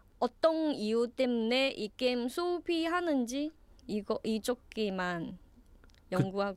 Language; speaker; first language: Korean; non-native, learner; Chinese